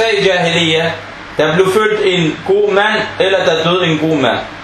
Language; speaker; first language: Danish; non-native, fluent; Arabic